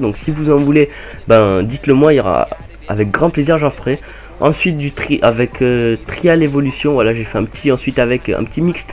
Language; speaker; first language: French; native; French